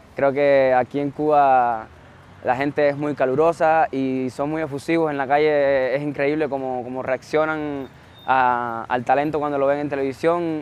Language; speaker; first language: Spanish; native; Spanish